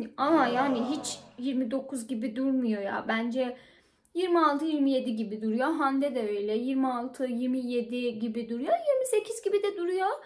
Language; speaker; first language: Turkish; non-native, fluent; Persian